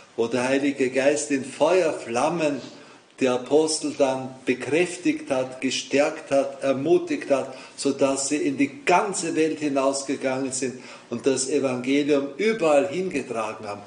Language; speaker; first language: German; native; German